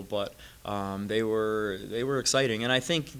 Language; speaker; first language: English; native; English